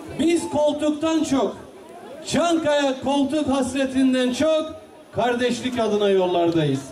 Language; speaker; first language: Turkish; non-native, local second language; Kurdish